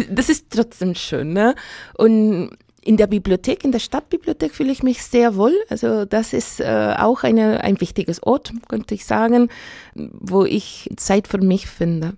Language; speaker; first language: German; non-native, fluent; Spanish